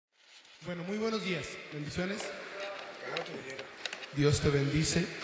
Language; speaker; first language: Spanish; native; Spanish